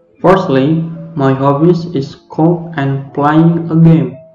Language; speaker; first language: English; non-native, learner; Indonesian